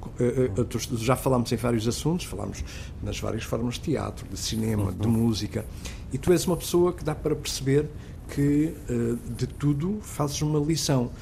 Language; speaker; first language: Portuguese; native; Portuguese